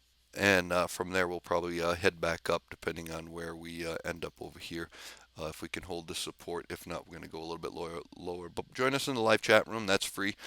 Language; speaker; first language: English; native; English